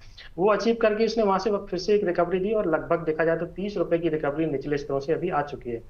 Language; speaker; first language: Hindi; native; Hindi